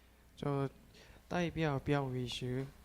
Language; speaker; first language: Chinese; non-native, learner; Korean